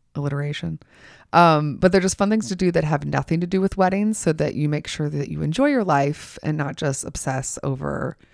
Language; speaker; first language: English; native; English